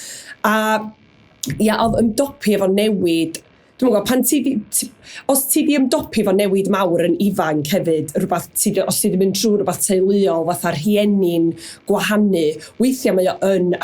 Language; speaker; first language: Welsh; native; Welsh